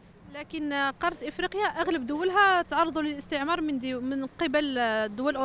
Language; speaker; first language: Arabic; native; Arabic